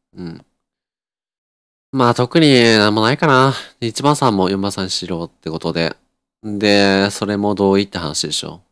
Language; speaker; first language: Japanese; native; Japanese